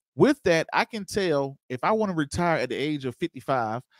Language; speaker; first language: English; native; English